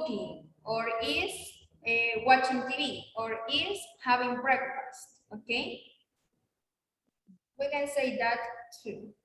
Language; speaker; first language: English; non-native, learner; Spanish